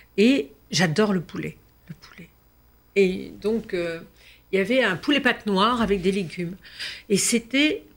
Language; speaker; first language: French; native; French